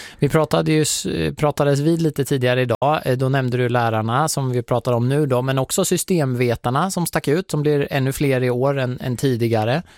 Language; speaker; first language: Swedish; native; Swedish